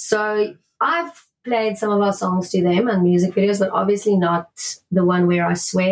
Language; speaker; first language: English; non-native, local second language; Afrikaans